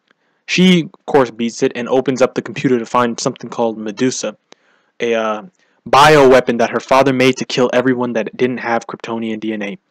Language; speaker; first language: English; native; English